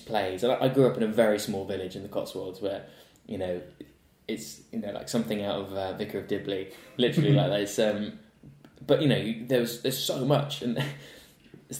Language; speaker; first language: English; native; English